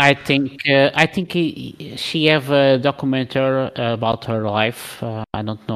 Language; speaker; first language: English; non-native, learner; Portuguese